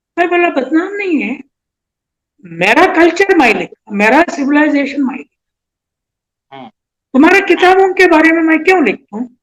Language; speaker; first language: Hindi; non-native, local second language; Telugu